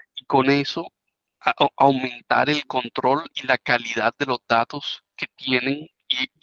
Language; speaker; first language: Spanish; native; Spanish